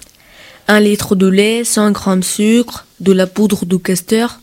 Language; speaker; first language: French; non-native, learner; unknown